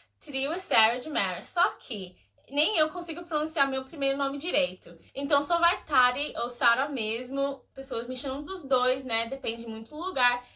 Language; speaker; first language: Portuguese; early bilingual, heritage; Portuguese